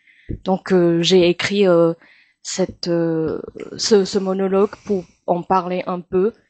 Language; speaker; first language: French; non-native, fluent; Chinese